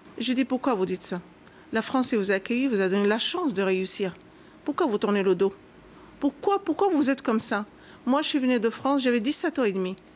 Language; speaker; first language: French; non-native, local second language; Arabic